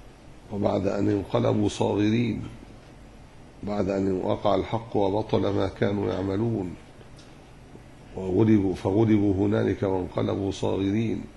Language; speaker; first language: Arabic; native; Arabic